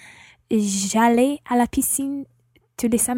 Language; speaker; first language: French; non-native, learner; English